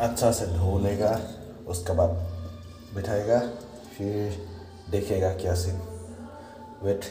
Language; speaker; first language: Hindi; non-native, local second language; Assamese